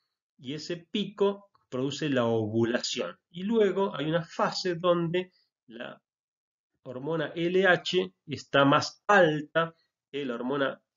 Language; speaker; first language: Spanish; native; Spanish